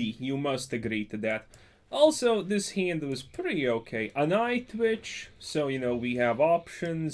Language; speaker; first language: English; non-native, fluent; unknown